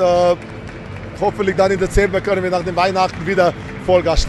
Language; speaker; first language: German; non-native, fluent; Slovenian